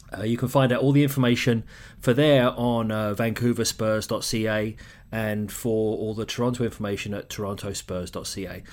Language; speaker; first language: English; native; English